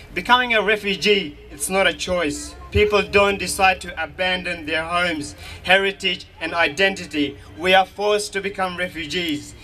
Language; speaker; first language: English; early bilingual, other home language; Hazaragi